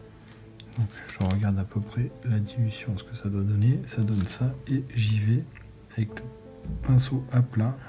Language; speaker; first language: French; native; French